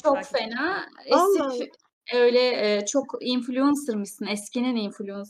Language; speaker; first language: Turkish; native; Turkish